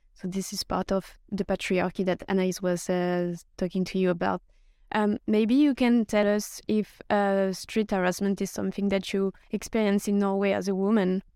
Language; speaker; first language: English; non-native, fluent; Norwegian